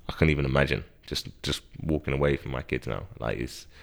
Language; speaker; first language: English; native; English